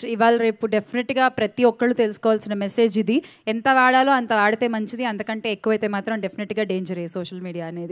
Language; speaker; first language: Telugu; native; Telugu